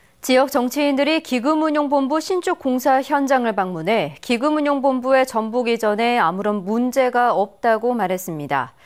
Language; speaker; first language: Korean; native; Korean